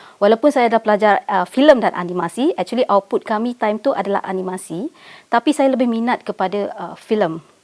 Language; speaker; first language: Malay; non-native, local second language; Tamil